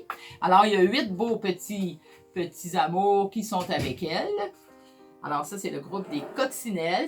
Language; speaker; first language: French; native; French